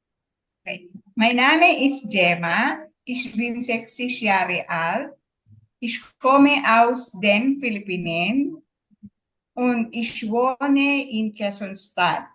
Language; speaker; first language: German; non-native, learner; Filipino